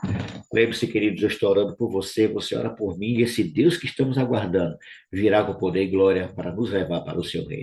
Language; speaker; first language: Portuguese; native; Portuguese